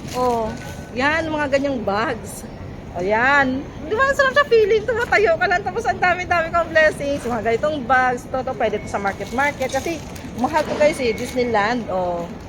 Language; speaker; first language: Filipino; non-native, local second language; Cebuano